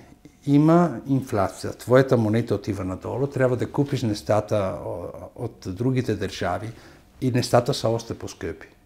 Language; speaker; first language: Bulgarian; non-native, fluent; Italian